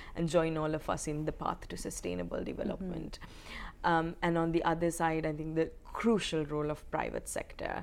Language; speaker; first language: English; non-native, local second language; Sinhala